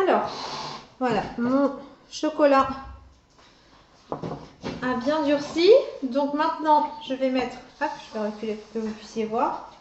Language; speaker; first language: French; native; French